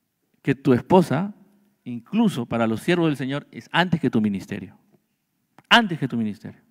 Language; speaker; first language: Spanish; native; Spanish